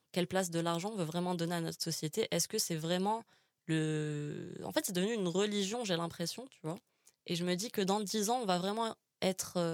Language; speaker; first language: French; non-native, local second language; Arabic